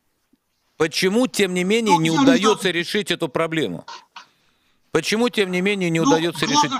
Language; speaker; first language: Russian; native; Russian